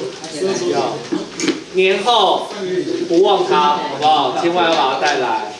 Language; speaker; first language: Chinese; native; Chinese